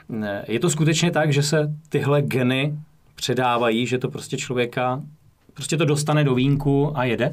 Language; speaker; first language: Czech; native; Czech